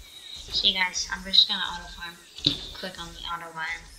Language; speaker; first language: English; native; English